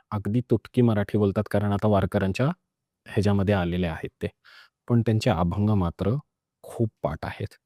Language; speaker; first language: Marathi; non-native, local second language; Punjabi